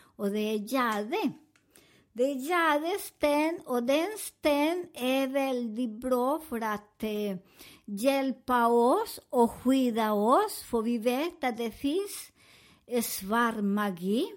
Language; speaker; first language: Swedish; non-native, learner; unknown